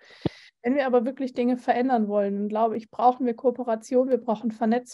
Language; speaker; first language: German; native; German